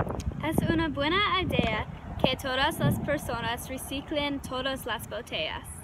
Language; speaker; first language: Spanish; non-native, learner; English